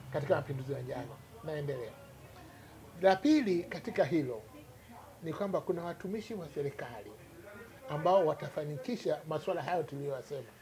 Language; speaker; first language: Swahili; native; Swahili